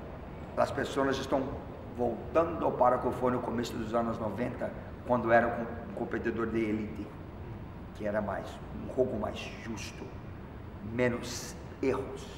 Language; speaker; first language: Spanish; non-native, fluent; Portuguese